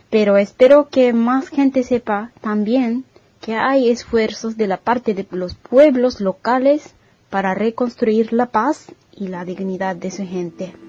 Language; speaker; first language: Spanish; non-native, fluent; Japanese